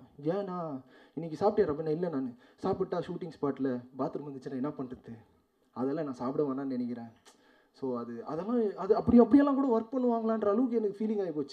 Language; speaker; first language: Tamil; native; Tamil